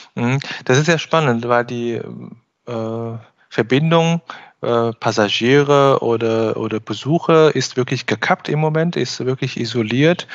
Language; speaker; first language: German; non-native, fluent; Chinese